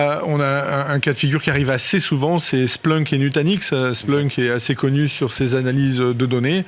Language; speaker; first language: French; native; French